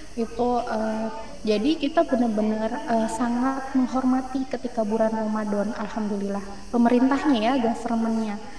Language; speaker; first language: Indonesian; native; Indonesian